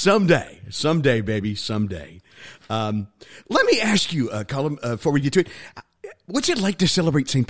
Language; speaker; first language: English; native; English